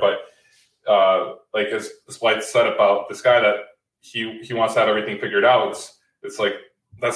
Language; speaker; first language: English; native; English